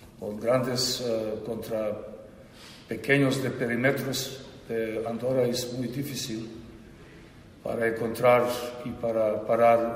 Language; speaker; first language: Spanish; non-native, learner; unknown